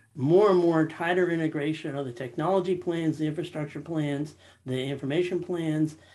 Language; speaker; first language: English; native; English